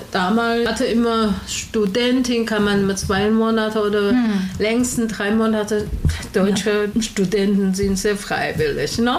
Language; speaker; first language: German; non-native, learner; Chinese